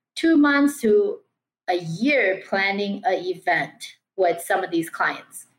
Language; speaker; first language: English; early bilingual, other home language; Chinese